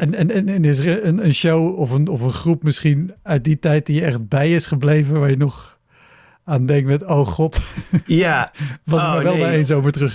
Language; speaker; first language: Dutch; native; Dutch